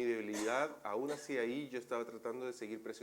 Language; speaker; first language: Spanish; native; Spanish